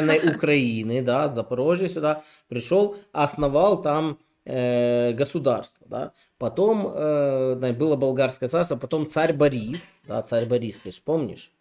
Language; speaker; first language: Russian; non-native, local second language; Ukrainian